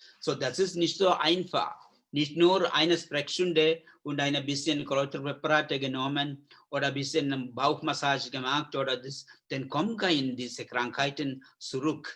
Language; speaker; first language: German; non-native, learner; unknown